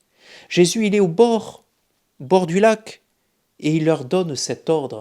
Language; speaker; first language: French; native; French